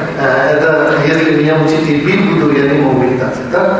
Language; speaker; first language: Russian; non-native, learner; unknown